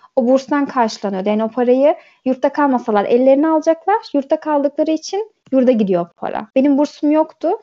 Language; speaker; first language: Turkish; early bilingual, heritage; Turkish